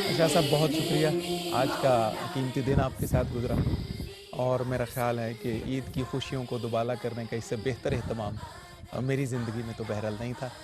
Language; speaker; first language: Urdu; non-native, local second language; Punjabi